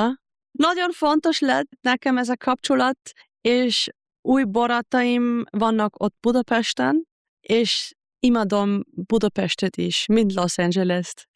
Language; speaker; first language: Hungarian; non-native, fluent; German